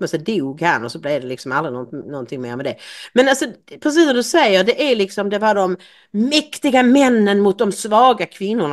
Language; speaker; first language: Swedish; native; Swedish